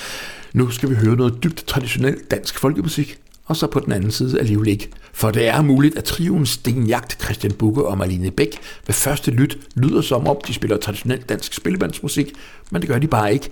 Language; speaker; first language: Danish; native; Danish